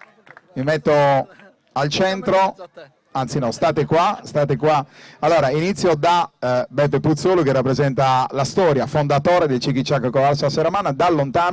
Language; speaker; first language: Italian; native; Italian